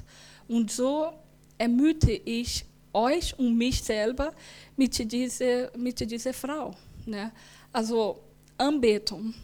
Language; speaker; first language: German; non-native, learner; Portuguese